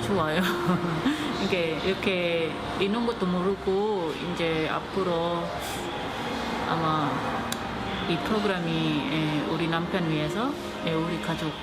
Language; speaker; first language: Korean; non-native, learner; Filipino